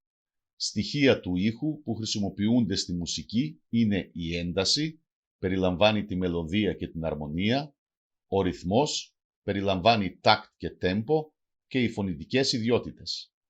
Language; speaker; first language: Greek; non-native, local second language; Macedonian